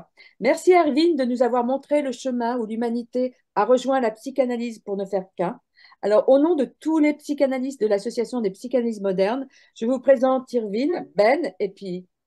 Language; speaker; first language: French; native; French